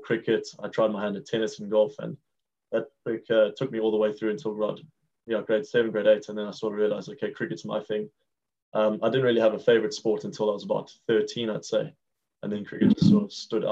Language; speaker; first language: English; native; English